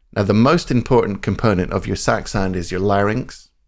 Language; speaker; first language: English; native; English